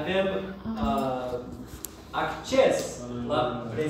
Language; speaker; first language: Romanian; non-native, learner; English